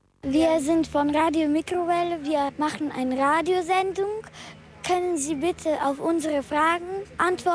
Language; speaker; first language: German; non-native, learner; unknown